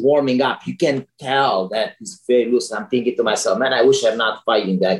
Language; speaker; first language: English; non-native, fluent; Romanian